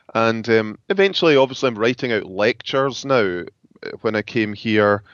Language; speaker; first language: English; native; English